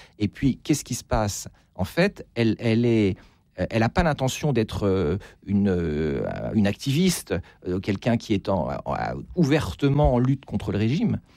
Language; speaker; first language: French; native; French